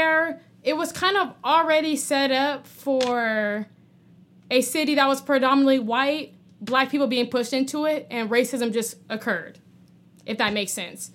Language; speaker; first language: English; native; English